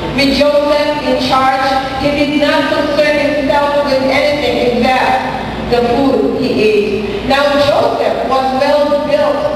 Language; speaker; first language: English; non-native, local second language; Filipino